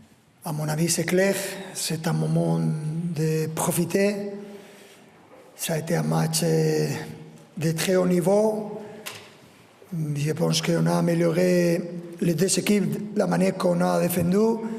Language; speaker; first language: French; non-native, fluent; Spanish